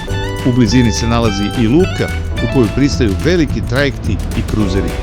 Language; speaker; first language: Serbian; native; Serbian